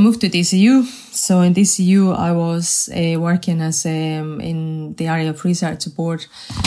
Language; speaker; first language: English; non-native, fluent; Spanish